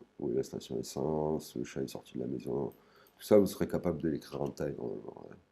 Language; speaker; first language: French; native; French